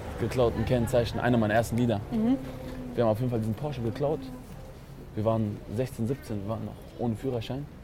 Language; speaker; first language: German; early bilingual, other home language; Kurdish